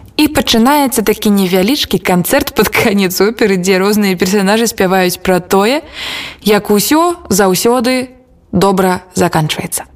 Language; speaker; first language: Belarusian; native; Belarusian